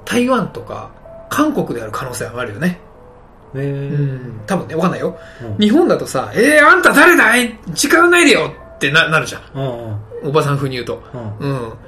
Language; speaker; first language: Japanese; native; Japanese